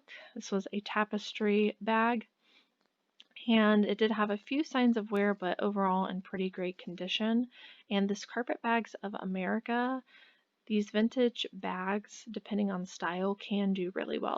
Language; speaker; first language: English; native; English